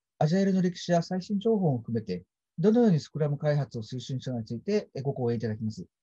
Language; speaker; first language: Japanese; native; Japanese